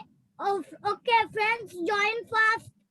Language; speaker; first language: English; non-native, learner; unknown